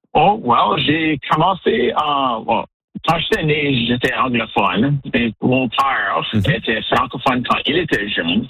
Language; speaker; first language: French; non-native, local second language; English